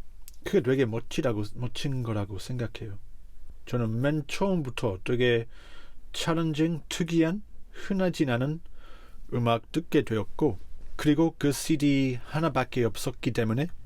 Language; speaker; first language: Korean; non-native, fluent; English